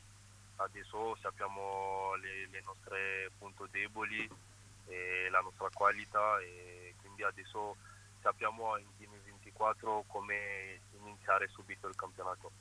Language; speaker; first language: Italian; non-native, fluent; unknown